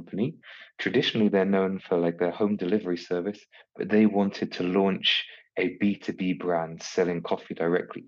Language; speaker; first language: English; native; English